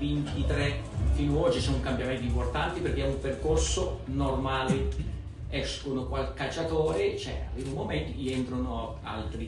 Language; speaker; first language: Italian; non-native, fluent; Portuguese